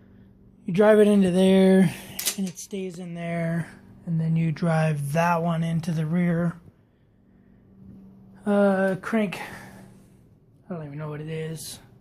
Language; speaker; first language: English; native; English